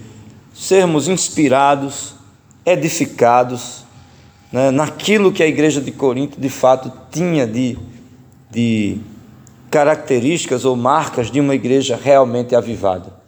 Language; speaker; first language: Portuguese; native; Portuguese